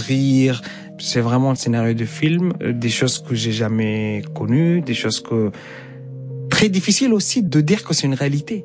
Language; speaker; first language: French; non-native, fluent; Arabic